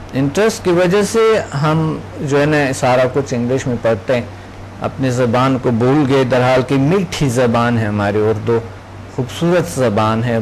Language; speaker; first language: Urdu; non-native, local second language; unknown